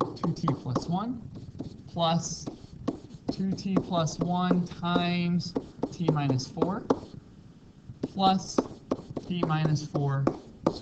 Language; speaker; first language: English; native; English